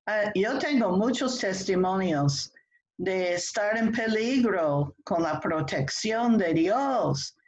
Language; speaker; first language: Spanish; non-native, fluent; English